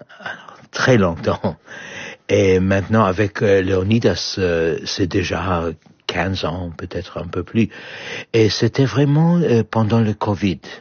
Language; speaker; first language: French; non-native, fluent; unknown